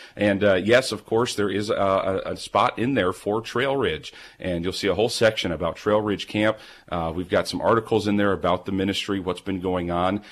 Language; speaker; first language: English; native; English